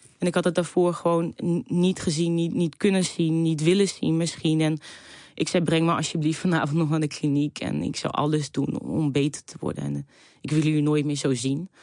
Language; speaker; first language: Dutch; native; Dutch